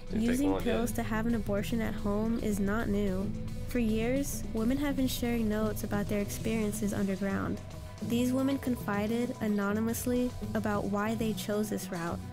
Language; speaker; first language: English; native; English